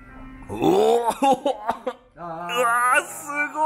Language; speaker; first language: Japanese; native; Japanese